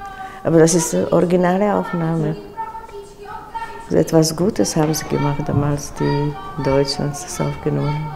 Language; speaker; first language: German; non-native, fluent; Czech